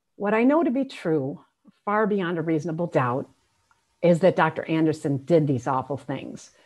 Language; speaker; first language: English; native; English